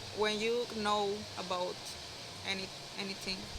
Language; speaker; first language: English; non-native, learner; Spanish